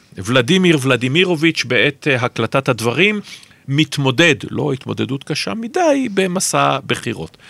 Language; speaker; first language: Hebrew; native; Hebrew